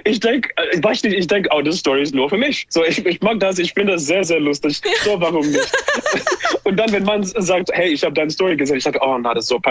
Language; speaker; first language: German; non-native, learner; English